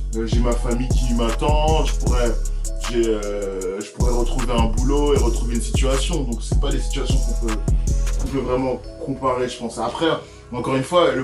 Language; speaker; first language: French; native; French